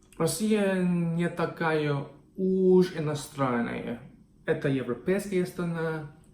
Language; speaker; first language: Russian; non-native, fluent; English